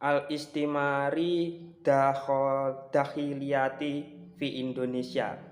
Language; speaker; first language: Arabic; non-native, learner; Indonesian